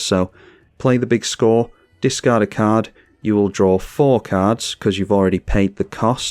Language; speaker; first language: English; native; English